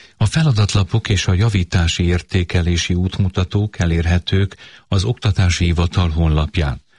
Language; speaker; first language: Hungarian; native; Hungarian